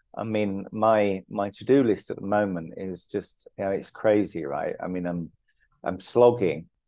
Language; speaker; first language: English; native; English